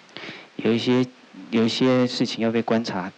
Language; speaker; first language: Chinese; native; Chinese